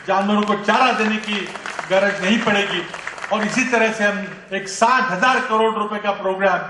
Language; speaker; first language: Hindi; non-native, local second language; Marathi